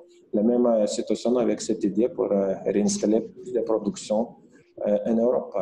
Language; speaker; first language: French; non-native, fluent; Lithuanian